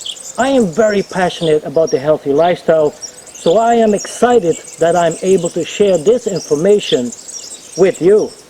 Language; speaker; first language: English; non-native, fluent; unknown